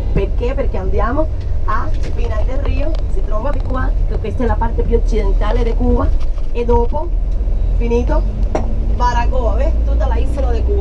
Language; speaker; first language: Italian; non-native, fluent; Spanish